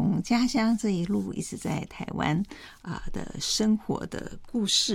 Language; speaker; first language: Chinese; native; Chinese